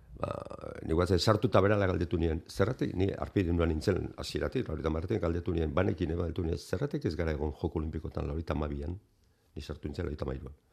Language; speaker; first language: Basque; native; Basque